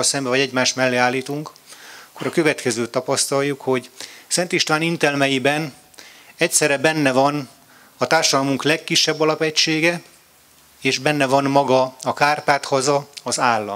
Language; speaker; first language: Hungarian; native; Hungarian